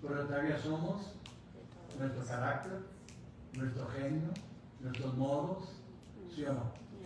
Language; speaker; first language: Spanish; early bilingual, heritage; Spanish